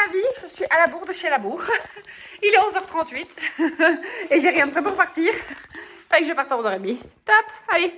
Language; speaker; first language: French; native; French